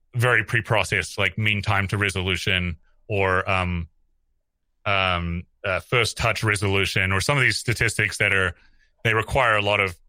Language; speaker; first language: English; native; English